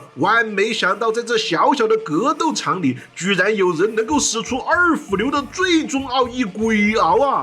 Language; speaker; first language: Chinese; native; Chinese